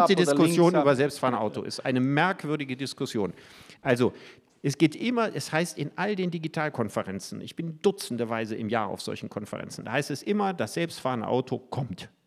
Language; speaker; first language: German; native; German